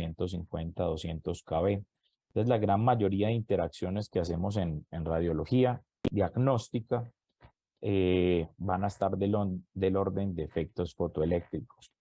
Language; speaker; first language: Spanish; native; Spanish